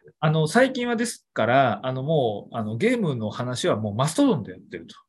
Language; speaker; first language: Japanese; native; Japanese